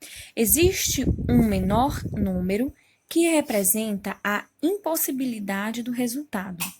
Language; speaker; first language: Portuguese; native; Portuguese